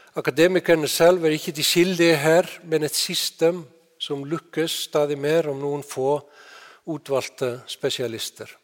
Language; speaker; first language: Norwegian; non-native, fluent; Icelandic